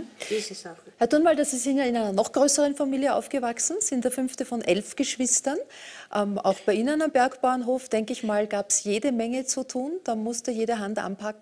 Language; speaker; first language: German; native; German